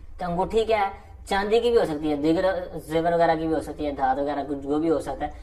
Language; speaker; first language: Urdu; non-native, local second language; Punjabi